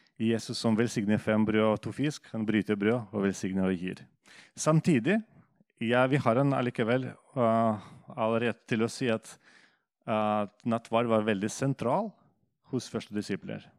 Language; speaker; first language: Norwegian; non-native, fluent; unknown